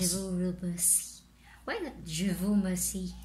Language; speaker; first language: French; non-native, learner; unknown